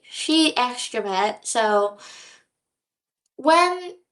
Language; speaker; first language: English; non-native, learner; Vietnamese